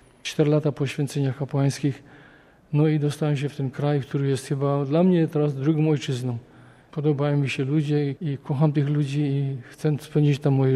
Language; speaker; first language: Polish; native; Polish